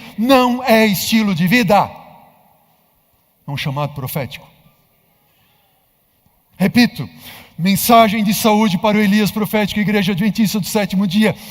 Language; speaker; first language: Portuguese; native; Portuguese